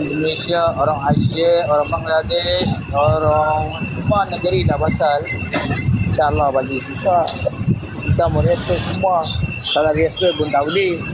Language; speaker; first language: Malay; non-native, learner; Rohingya